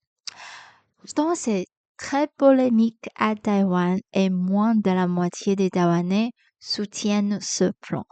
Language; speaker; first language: French; non-native, fluent; Chinese